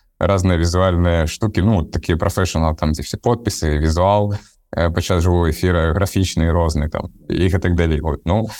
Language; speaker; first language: Belarusian; non-native, local second language; Russian